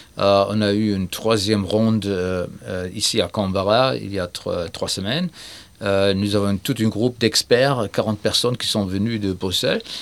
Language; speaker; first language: French; non-native, fluent; German